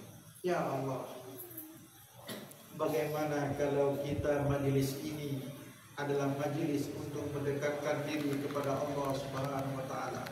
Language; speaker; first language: Indonesian; non-native, local second language; Achinese